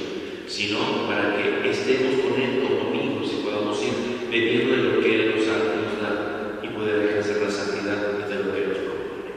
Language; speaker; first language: Spanish; native; Spanish